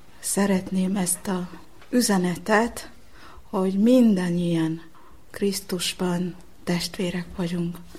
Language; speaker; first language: Hungarian; non-native, fluent; Indonesian